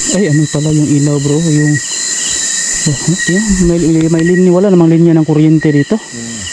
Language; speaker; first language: Filipino; native; Filipino